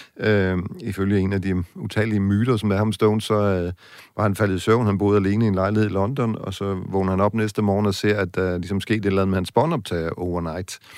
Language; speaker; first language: Danish; native; Danish